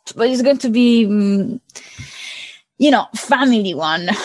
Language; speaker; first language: English; non-native, fluent; Italian